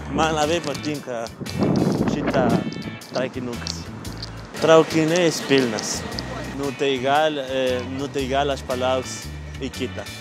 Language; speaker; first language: Lithuanian; non-native, learner; Spanish